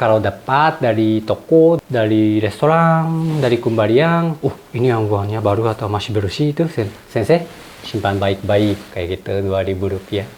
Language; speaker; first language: Indonesian; non-native, fluent; Japanese